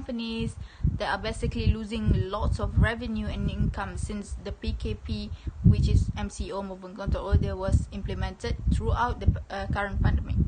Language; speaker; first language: English; non-native, local second language; Malay